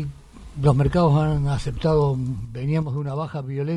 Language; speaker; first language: Spanish; native; Spanish